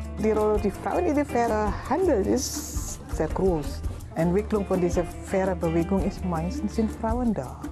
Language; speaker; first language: German; non-native, learner; Indonesian